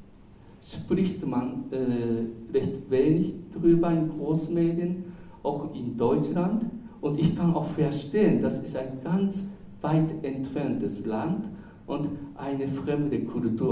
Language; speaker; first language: German; non-native, fluent; Japanese